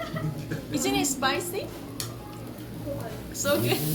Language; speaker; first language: English; non-native, fluent; Korean